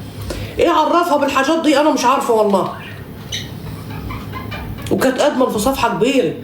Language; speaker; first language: Arabic; native; Arabic